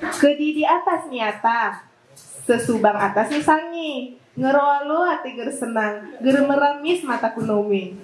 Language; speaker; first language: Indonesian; non-native, local second language; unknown